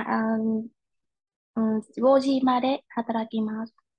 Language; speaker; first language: Japanese; non-native, learner; Vietnamese